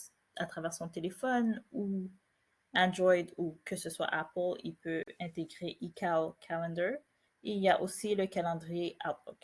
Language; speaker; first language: French; native; French